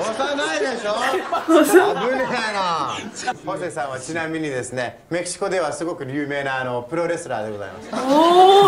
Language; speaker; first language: Japanese; native; Japanese